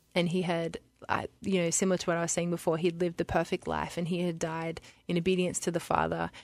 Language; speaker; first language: English; native; English